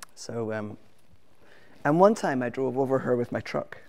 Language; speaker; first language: English; native; English